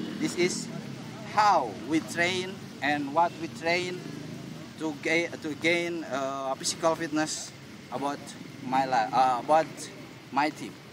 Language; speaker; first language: English; non-native, learner; Indonesian